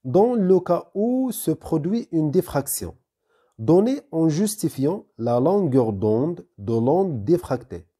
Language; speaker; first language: French; non-native, local second language; Arabic